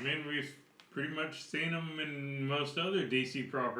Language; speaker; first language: English; native; English